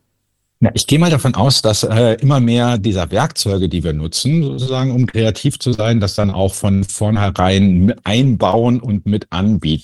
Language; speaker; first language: German; native; German